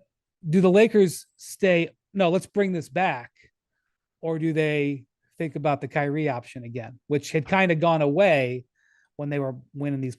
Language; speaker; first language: English; native; English